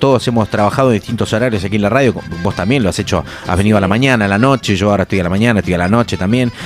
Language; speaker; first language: Spanish; native; Spanish